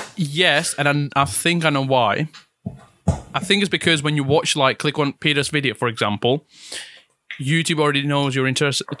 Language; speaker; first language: English; non-native, fluent; Italian